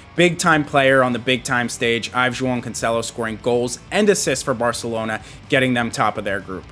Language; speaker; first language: English; native; English